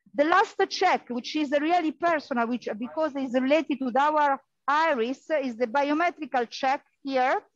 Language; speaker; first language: English; non-native, fluent; Italian